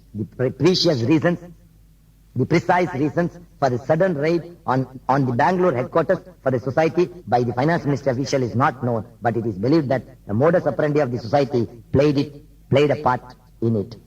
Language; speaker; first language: English; non-native, local second language; Tamil